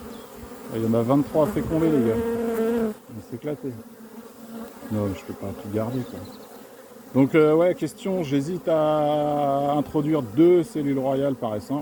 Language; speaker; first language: French; native; French